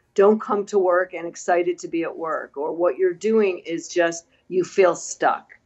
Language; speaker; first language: English; native; English